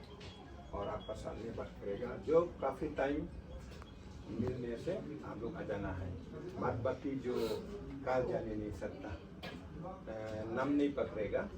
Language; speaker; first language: Hindi; non-native, local second language; Khasi